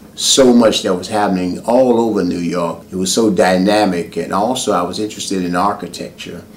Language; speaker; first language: English; native; English